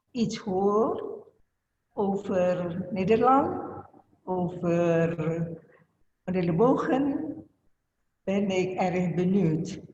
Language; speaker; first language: Dutch; non-native, learner; Indonesian